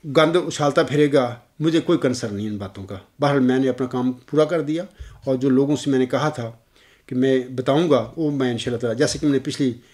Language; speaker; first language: Urdu; native; Urdu